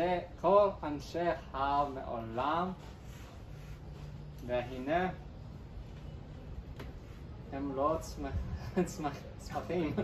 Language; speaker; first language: Hebrew; non-native, learner; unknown